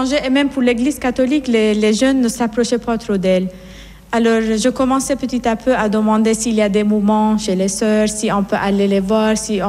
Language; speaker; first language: French; non-native, fluent; Persian